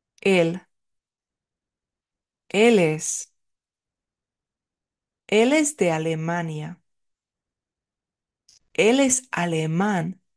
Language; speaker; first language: Spanish; non-native, fluent; Czech